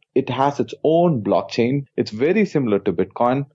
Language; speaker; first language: English; non-native, local second language; Tamil